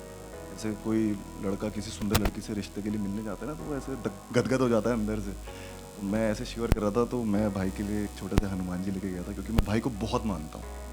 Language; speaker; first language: Hindi; native; Hindi